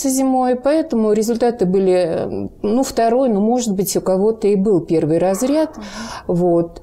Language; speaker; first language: Russian; native; Russian